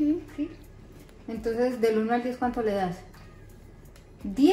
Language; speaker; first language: Spanish; native; Spanish